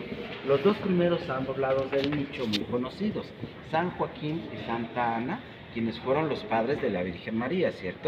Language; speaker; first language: Spanish; native; Spanish